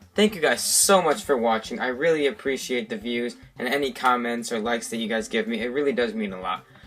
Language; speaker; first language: English; native; English